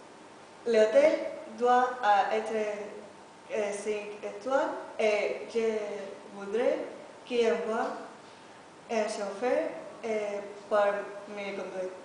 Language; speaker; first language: French; non-native, learner; Spanish